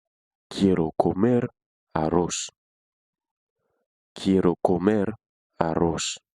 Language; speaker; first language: Spanish; non-native, fluent; Haitian Creole